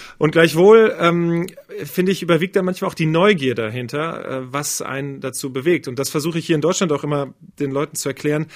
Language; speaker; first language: German; native; German